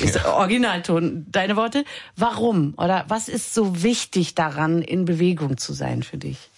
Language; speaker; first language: German; native; German